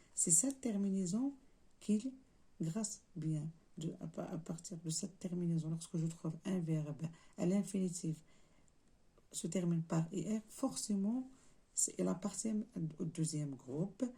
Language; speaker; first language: French; non-native, local second language; Arabic